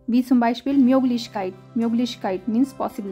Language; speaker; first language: German; non-native, learner; Hindi